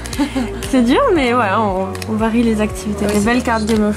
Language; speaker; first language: French; native; French